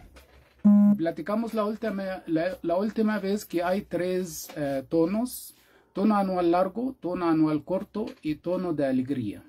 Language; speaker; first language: Spanish; non-native, fluent; Arabic